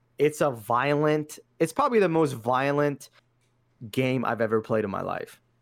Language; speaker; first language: English; early bilingual, other home language; Arabic